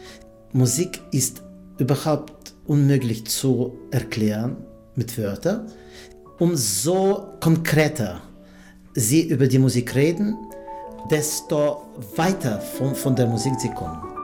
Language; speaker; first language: German; non-native, fluent; Russian